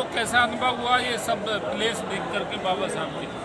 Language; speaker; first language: Hindi; native; Hindi